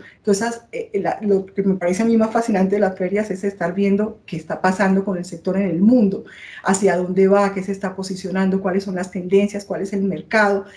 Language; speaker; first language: Spanish; native; Spanish